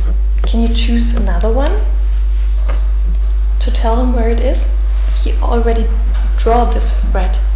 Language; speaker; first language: English; non-native, fluent; German